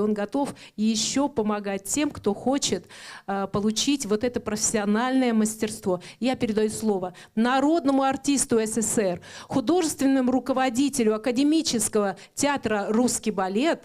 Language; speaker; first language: Russian; native; Russian